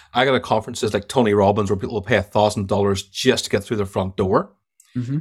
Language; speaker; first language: English; native; English